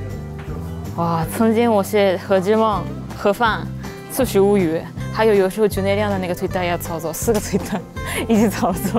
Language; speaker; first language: Chinese; non-native, fluent; Japanese